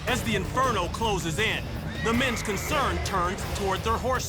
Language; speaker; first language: English; native; English